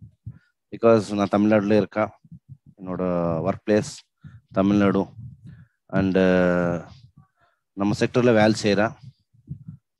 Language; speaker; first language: Tamil; non-native, local second language; Hindi